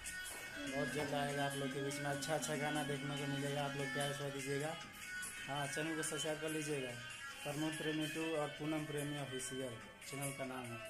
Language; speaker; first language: Hindi; non-native, local second language; Bhojpuri